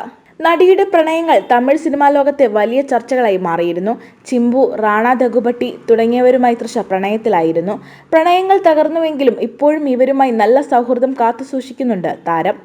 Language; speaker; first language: Malayalam; native; Malayalam